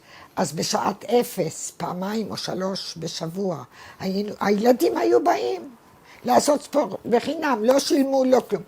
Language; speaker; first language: Hebrew; non-native, fluent; Arabic